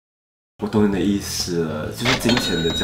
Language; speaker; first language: Chinese; native; Chinese